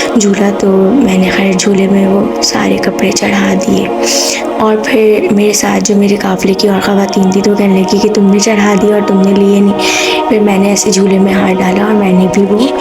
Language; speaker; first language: Urdu; native; Urdu